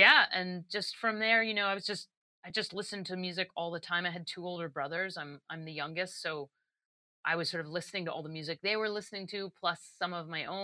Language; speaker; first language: English; native; English